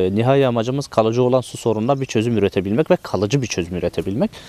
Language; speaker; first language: Turkish; native; Turkish